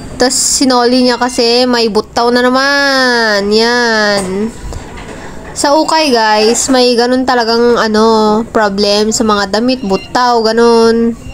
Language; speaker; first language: Filipino; non-native, local second language; Iloko